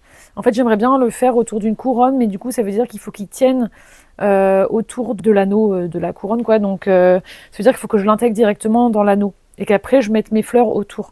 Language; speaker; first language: French; native; French